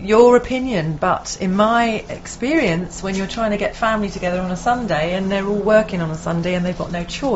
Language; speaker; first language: English; native; English